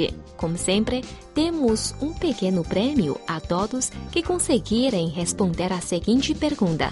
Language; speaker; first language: Portuguese; non-native, fluent; Chinese